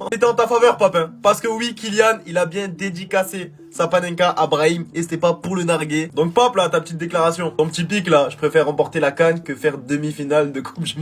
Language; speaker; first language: French; native; French